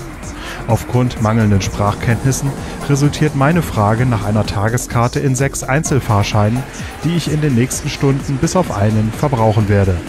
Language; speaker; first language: German; native; German